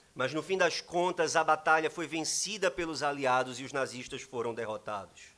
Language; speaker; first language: Portuguese; native; Portuguese